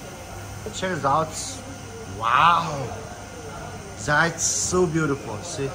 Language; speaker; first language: English; non-native, learner; Chinese